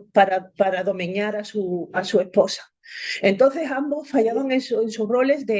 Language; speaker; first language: Spanish; native; Spanish